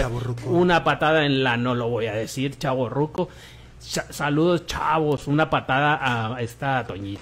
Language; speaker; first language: Spanish; native; Spanish